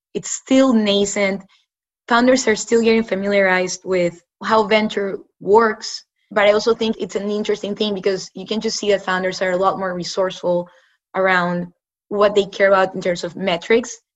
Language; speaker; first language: English; non-native, fluent; Spanish